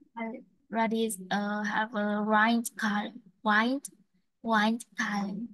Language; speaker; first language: English; non-native, learner; Vietnamese